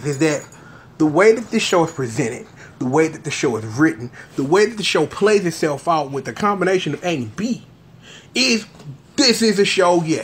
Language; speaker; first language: English; native; English